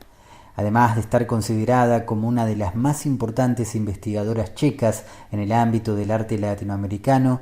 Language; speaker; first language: Spanish; native; Spanish